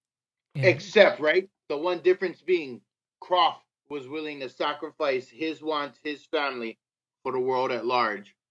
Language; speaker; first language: English; native; English